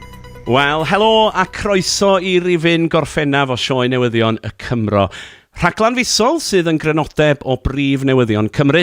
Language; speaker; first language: Welsh; native; Welsh